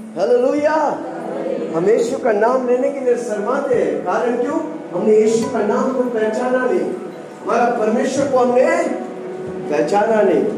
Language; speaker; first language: Hindi; non-native, local second language; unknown